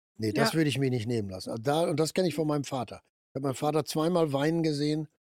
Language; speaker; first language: German; native; German